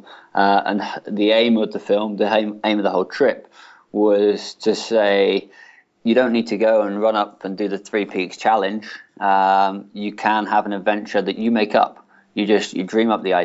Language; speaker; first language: English; native; English